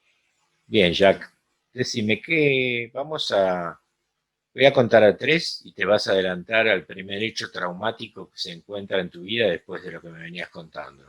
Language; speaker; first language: Spanish; native; Spanish